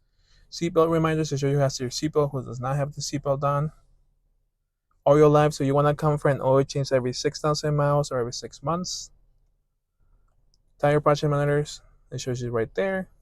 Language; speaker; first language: English; native; English